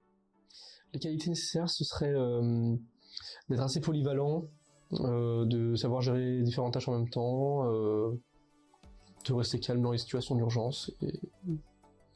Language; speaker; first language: French; native; French